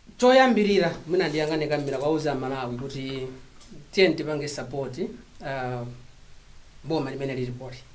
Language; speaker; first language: Nyanja; non-native, local second language; Tumbuka